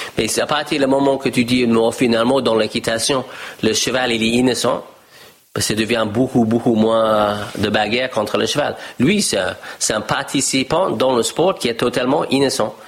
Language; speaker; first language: French; non-native, fluent; English